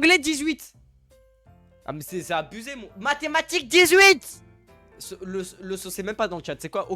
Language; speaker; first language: French; native; French